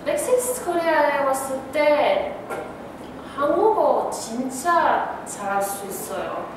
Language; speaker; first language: Korean; non-native, learner; Italian